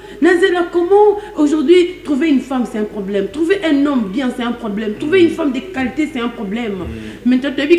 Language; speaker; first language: French; non-native, local second language; Lingala